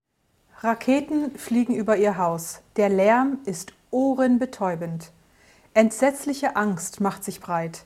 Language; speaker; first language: German; native; German